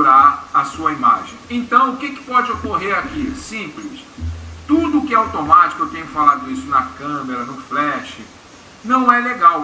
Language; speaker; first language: Portuguese; native; Portuguese